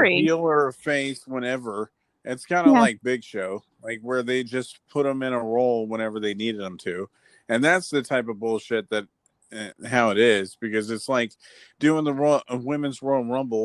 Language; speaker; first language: English; native; English